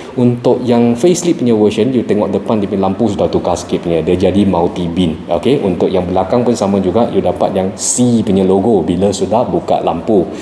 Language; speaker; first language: Malay; non-native, local second language; Chinese